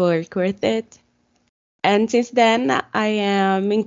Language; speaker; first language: English; non-native, fluent; Portuguese